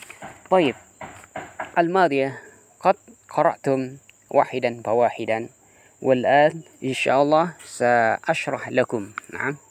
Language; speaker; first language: Arabic; non-native, fluent; Indonesian